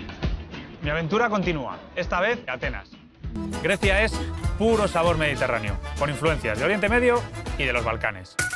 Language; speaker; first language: Spanish; native; Spanish